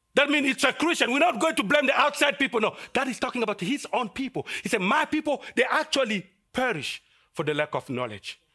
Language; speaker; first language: English; non-native, fluent; Lingala